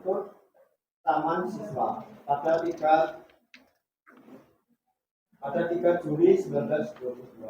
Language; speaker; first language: Indonesian; native; Indonesian